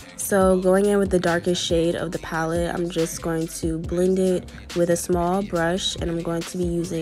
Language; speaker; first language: English; native; English